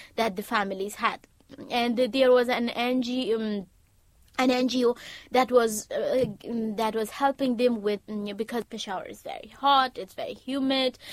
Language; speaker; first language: English; non-native, fluent; Persian